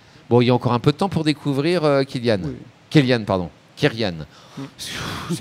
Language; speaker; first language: French; native; French